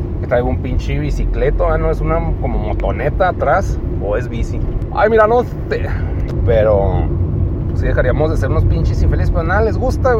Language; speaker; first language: Spanish; native; Spanish